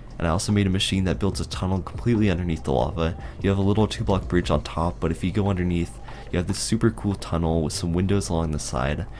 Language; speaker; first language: English; native; English